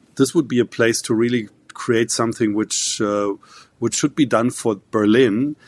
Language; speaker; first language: English; non-native, fluent; German